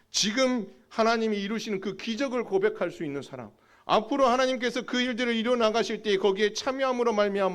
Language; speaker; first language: Korean; native; Korean